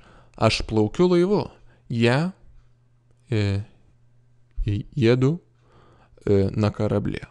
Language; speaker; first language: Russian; non-native, fluent; Lithuanian